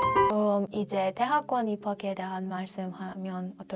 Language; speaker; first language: Korean; non-native, fluent; Persian